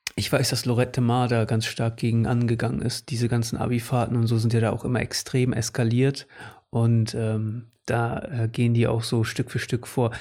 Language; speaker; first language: German; early bilingual, other home language; Portuguese